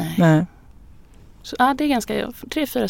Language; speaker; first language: Swedish; native; Swedish